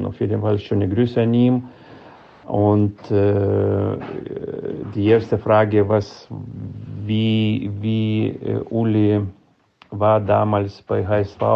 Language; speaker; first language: German; non-native, fluent; Lithuanian